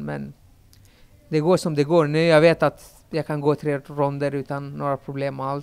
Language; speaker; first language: Swedish; early bilingual, other home language; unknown